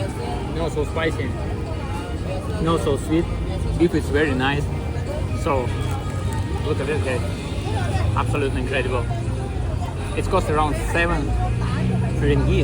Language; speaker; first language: English; non-native, fluent; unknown